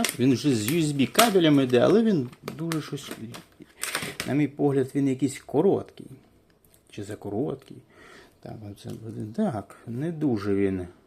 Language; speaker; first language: Ukrainian; non-native, local second language; Russian